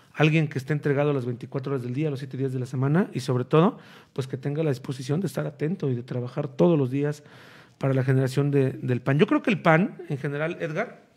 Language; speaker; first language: Spanish; native; Spanish